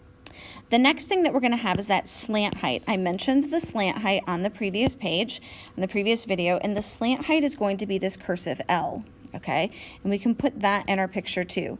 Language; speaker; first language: English; native; English